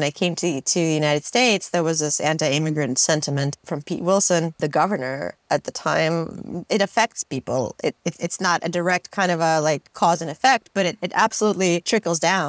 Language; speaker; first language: English; non-native, fluent; Russian